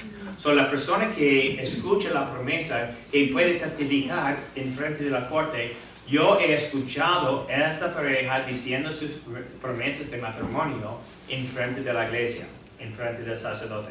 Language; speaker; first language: Spanish; non-native, fluent; English